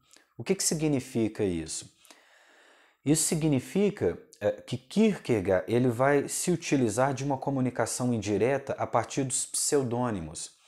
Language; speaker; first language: Portuguese; native; Portuguese